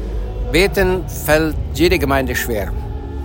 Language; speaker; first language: German; early bilingual, heritage; Low German